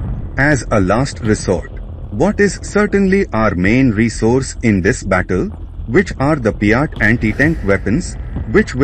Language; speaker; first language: English; non-native, fluent; Portuguese